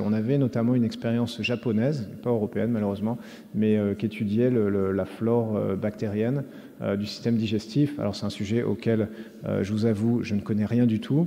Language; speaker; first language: French; native; French